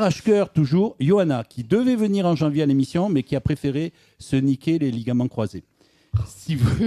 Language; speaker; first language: French; native; French